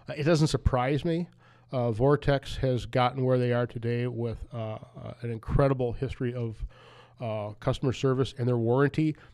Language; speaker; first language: English; native; English